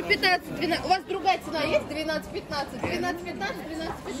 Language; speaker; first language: Russian; native; Russian